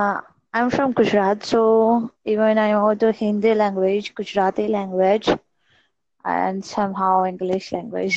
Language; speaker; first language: English; non-native, learner; Gujarati